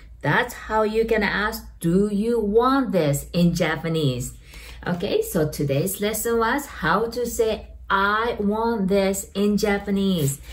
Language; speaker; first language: English; non-native, fluent; Japanese